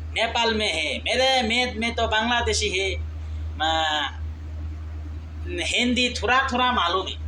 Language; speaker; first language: Hindi; non-native, learner; Bangla